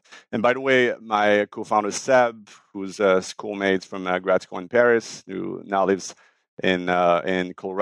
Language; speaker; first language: English; non-native, fluent; French